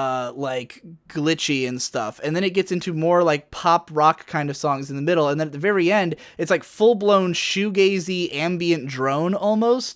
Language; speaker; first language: English; native; English